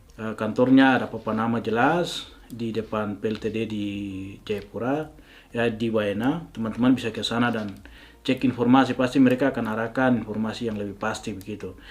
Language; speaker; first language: Indonesian; native; Indonesian